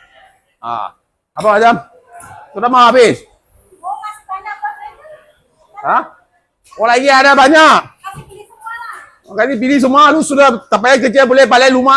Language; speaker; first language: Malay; non-native, local second language; Cantonese